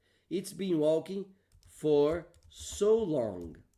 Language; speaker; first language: English; non-native, fluent; Portuguese